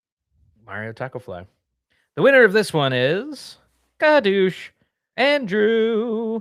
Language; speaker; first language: English; native; English